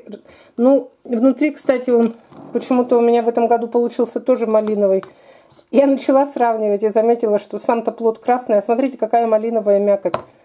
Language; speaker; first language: Russian; native; Russian